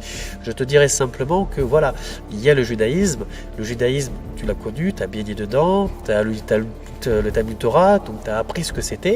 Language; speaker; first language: French; native; French